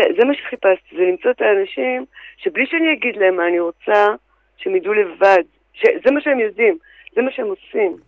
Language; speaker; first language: Hebrew; early bilingual, other home language; French